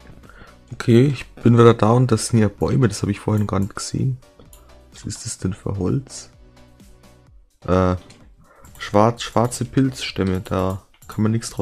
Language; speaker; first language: German; native; German